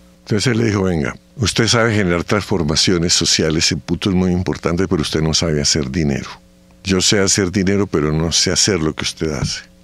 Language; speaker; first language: Spanish; native; Spanish